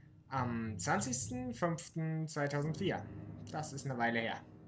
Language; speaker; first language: German; native; German